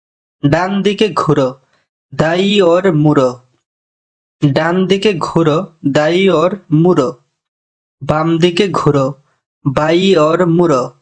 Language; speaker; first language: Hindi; non-native, learner; Bangla